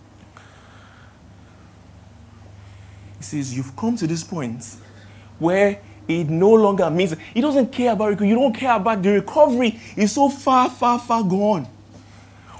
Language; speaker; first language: English; non-native, local second language; Yoruba